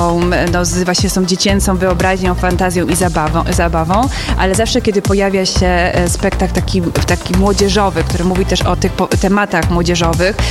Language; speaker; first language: Polish; native; Polish